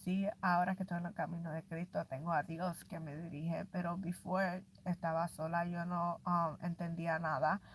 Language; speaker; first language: Spanish; early bilingual, heritage; Spanish